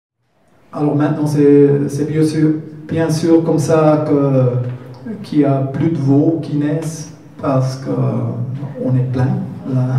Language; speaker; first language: French; non-native, learner; German